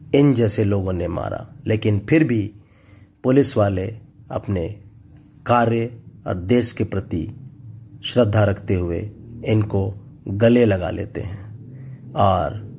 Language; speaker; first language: Hindi; native; Hindi